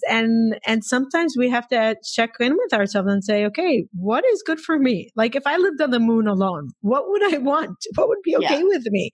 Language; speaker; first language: English; non-native, fluent; Hebrew